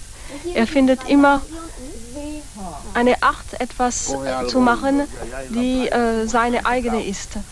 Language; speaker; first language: German; non-native, fluent; French